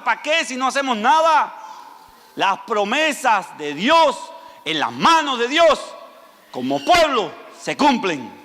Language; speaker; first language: Spanish; native; Spanish